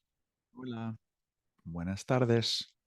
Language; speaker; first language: Spanish; non-native, learner; English